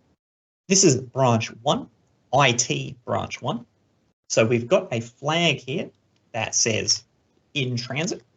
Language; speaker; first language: English; native; English